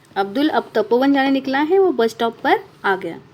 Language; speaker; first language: Hindi; non-native, local second language; Marathi